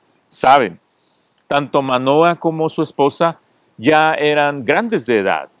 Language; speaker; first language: Spanish; native; Spanish